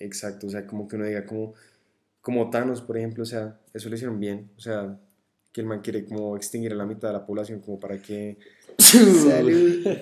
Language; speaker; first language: Spanish; native; Spanish